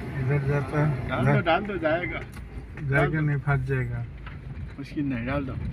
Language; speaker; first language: Hindi; non-native, learner; Nepali